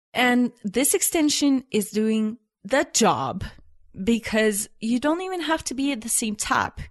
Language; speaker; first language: English; non-native, fluent; Bulgarian